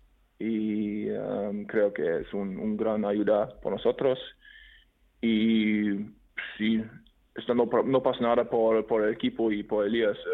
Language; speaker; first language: Spanish; non-native, learner; German